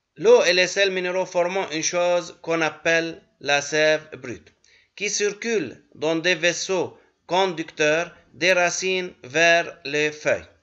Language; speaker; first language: French; non-native, local second language; Arabic